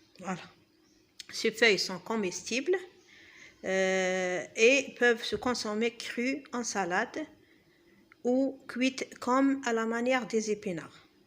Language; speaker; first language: French; non-native, local second language; Arabic